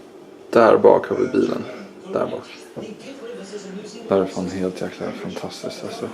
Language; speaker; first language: Swedish; native; Swedish